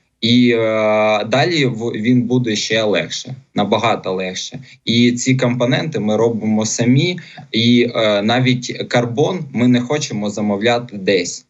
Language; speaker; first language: Ukrainian; non-native, local second language; Russian